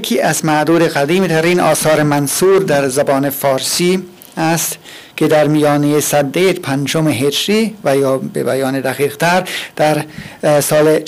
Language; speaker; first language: Persian; non-native, fluent; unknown